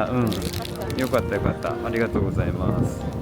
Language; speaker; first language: Japanese; native; Japanese